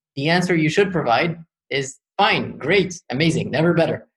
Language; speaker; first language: English; early bilingual, other home language; Arabic